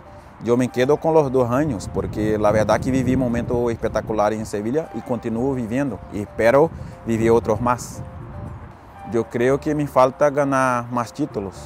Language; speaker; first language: Spanish; non-native, fluent; Portuguese